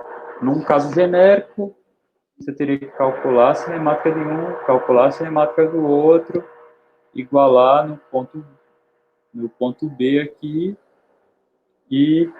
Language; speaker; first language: Portuguese; native; Portuguese